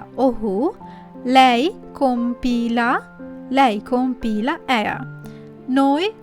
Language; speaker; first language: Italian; non-native, fluent; Sinhala